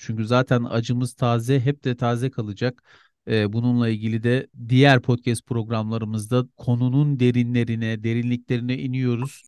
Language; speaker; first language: Turkish; native; Turkish